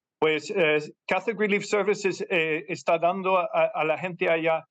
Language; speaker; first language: Spanish; non-native, fluent; English